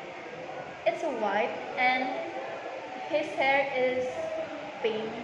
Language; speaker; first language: English; non-native, learner; Indonesian